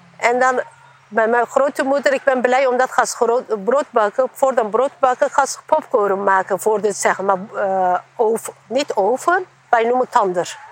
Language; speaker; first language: Dutch; non-native, learner; Turkish